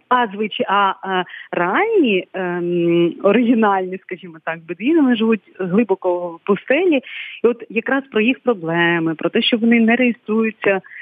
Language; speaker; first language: Ukrainian; non-native, local second language; Bulgarian